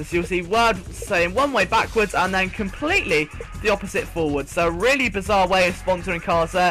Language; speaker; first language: English; native; English